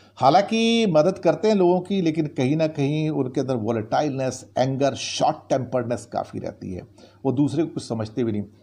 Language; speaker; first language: Hindi; native; Hindi